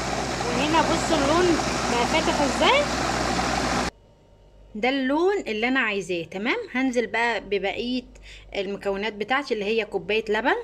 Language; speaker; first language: Arabic; native; Arabic